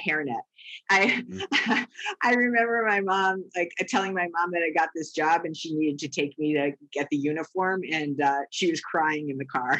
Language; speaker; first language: English; native; English